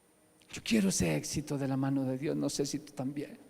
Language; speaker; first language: Spanish; native; Spanish